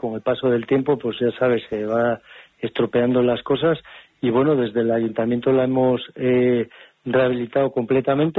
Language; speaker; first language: Spanish; native; Spanish